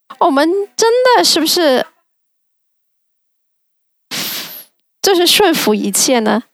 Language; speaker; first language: Chinese; non-native, fluent; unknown